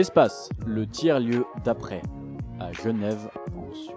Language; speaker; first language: French; native; French